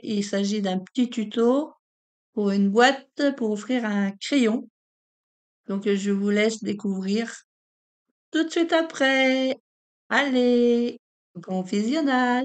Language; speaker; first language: French; native; French